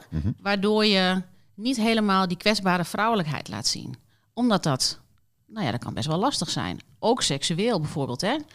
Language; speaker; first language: Dutch; native; Dutch